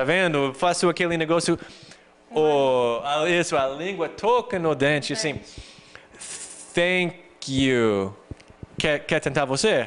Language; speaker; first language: Portuguese; non-native, fluent; English